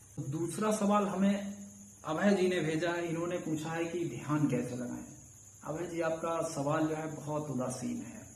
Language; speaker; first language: Hindi; native; Hindi